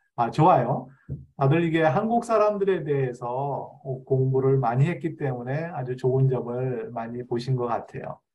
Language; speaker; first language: Korean; native; Korean